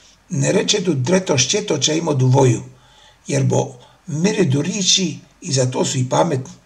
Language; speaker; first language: Serbian; native; Serbian